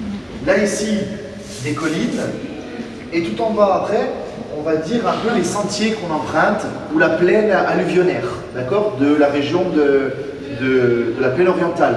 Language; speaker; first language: French; native; French